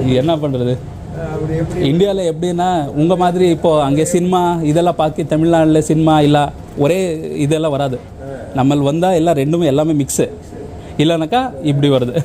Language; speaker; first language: Tamil; non-native, learner; Kannada